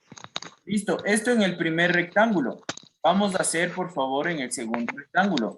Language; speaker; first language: Spanish; native; Spanish